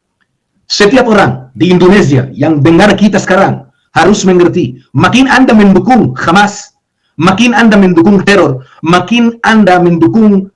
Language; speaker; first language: Indonesian; non-native, fluent; Hebrew